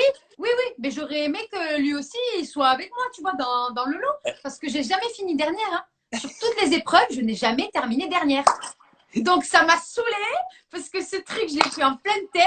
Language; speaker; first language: French; native; French